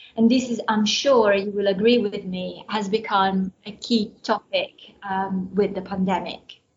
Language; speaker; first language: English; non-native, fluent; Italian